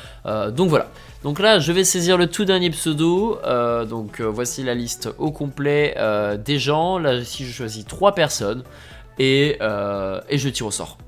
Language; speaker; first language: French; native; French